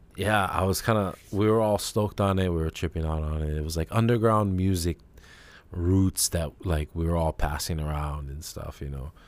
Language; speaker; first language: English; native; English